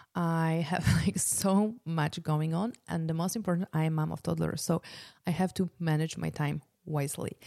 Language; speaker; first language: English; non-native, fluent; Polish